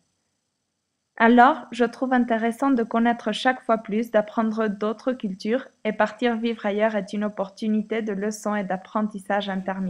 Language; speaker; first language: French; non-native, fluent; Spanish